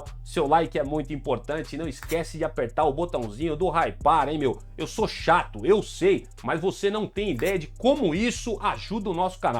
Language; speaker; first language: Portuguese; native; Portuguese